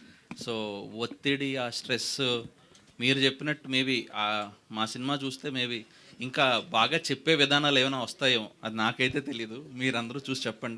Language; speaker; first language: Telugu; native; Telugu